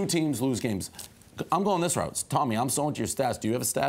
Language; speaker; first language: English; native; English